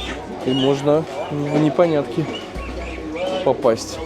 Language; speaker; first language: Russian; native; Russian